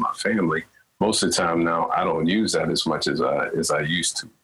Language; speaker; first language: English; native; English